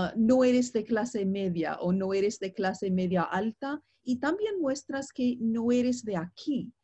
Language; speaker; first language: Spanish; non-native, fluent; English